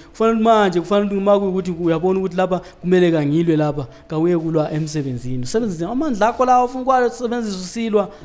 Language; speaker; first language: Zulu; native; Zulu